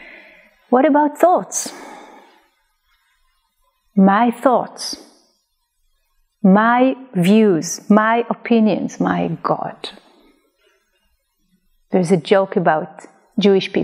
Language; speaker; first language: English; non-native, fluent; Hebrew